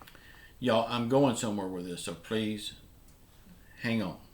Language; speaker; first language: English; native; English